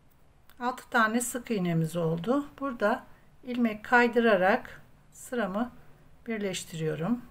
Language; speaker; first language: Turkish; native; Turkish